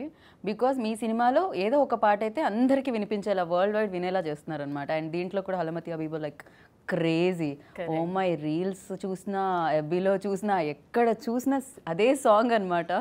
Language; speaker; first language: Telugu; native; Telugu